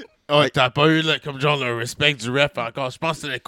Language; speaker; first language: French; native; French